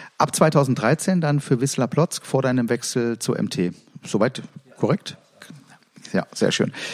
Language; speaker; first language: German; native; German